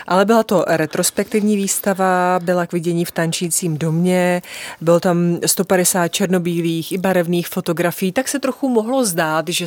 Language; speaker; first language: Czech; native; Czech